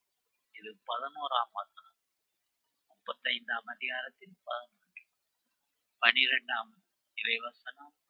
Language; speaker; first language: Tamil; native; Tamil